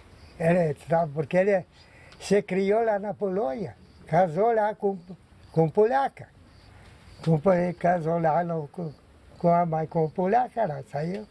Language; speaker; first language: Portuguese; non-native, local second language; Polish